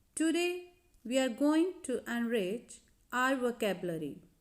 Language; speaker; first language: English; non-native, local second language; Punjabi